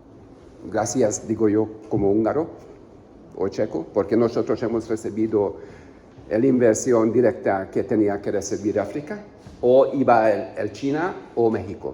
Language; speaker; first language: Spanish; non-native, learner; Hungarian